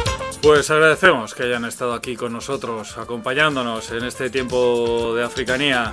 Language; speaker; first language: Spanish; native; Spanish